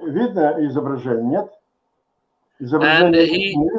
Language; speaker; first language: Russian; native; Russian